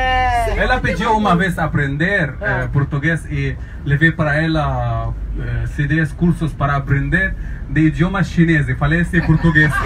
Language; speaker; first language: Portuguese; non-native, learner; Arabic